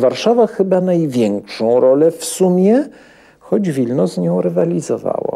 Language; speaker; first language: Polish; native; Polish